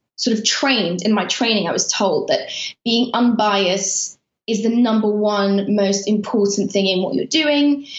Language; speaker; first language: English; early bilingual, other home language; Persian